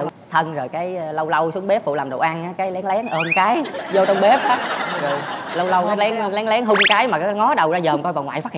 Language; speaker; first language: Vietnamese; native; Vietnamese